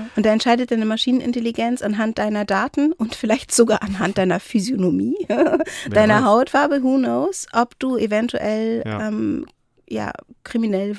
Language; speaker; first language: German; native; German